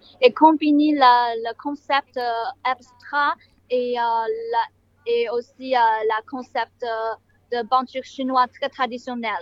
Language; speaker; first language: French; non-native, learner; Chinese